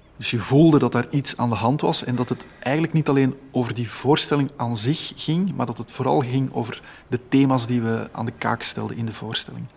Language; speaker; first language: Dutch; native; Dutch